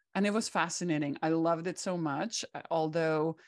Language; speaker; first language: English; non-native, fluent; Czech